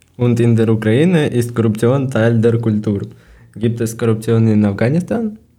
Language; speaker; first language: German; non-native, learner; Ukrainian